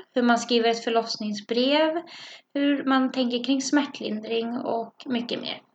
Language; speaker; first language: Swedish; native; Swedish